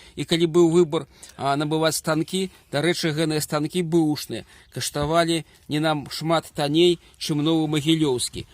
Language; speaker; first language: Belarusian; native; Belarusian